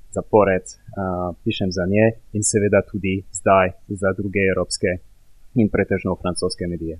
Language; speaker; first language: Slovenian; non-native, fluent; French